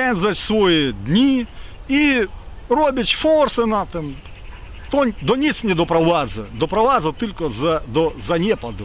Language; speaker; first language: Polish; non-native, fluent; Ukrainian